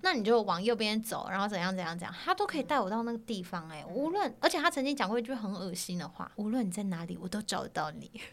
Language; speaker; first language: Chinese; native; Chinese